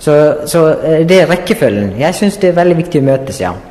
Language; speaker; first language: Norwegian; non-native, fluent; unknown